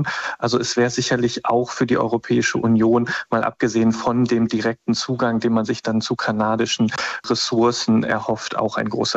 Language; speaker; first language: German; native; German